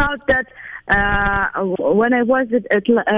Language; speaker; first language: English; non-native, fluent; Ukrainian